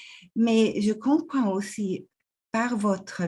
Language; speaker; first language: French; non-native, local second language; German